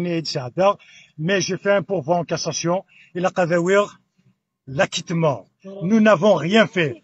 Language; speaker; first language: French; non-native, local second language; Kabyle